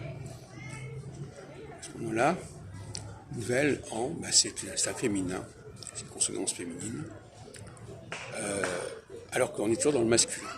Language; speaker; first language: French; native; French